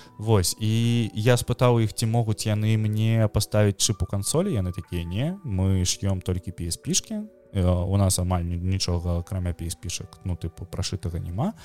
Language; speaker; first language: Belarusian; non-native, local second language; Russian